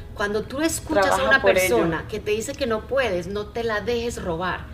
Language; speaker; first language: Spanish; native; Spanish